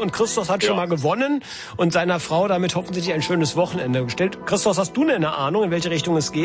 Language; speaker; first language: German; native; German